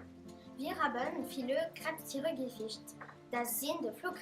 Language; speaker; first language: German; non-native, learner; French